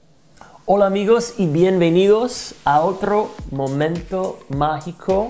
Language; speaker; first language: Spanish; non-native, fluent; English